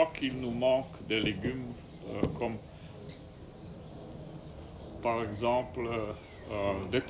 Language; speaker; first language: French; non-native, learner; Czech